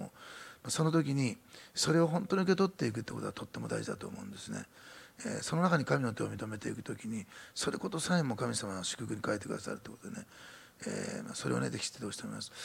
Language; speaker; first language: Japanese; native; Japanese